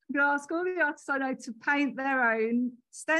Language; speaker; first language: English; native; English